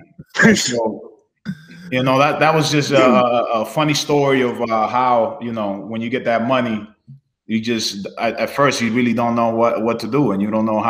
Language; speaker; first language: English; early bilingual, other home language; Spanish